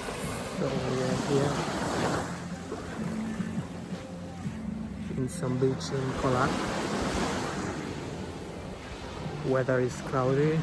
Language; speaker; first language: English; non-native, learner; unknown